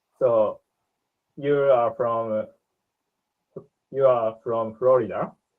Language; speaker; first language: English; non-native, learner; Japanese